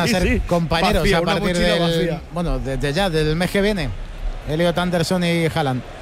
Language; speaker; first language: Spanish; native; Spanish